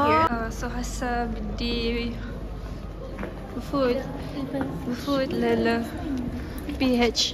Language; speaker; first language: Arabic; non-native, learner; Malay